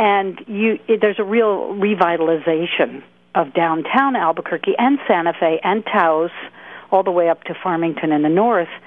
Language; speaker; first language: English; native; English